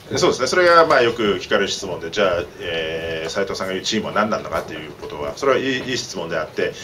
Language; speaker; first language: Japanese; early bilingual, heritage; Japanese